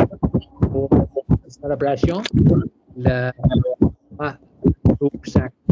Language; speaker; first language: French; non-native, learner; English